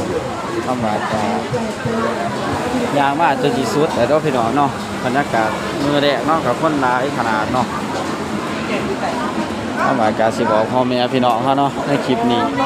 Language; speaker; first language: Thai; non-native, local second language; Northeastern Thai